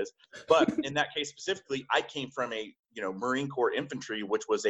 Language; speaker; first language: English; native; English